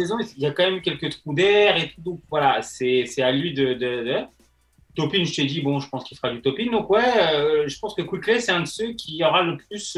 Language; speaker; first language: French; native; French